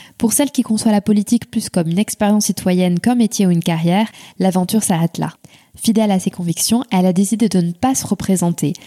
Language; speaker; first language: French; native; French